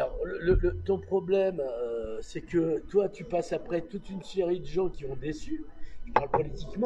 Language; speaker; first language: French; native; French